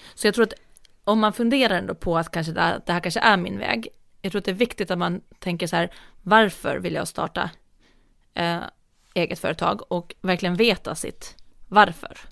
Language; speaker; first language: Swedish; native; Swedish